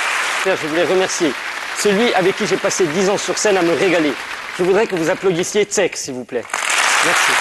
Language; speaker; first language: French; native; French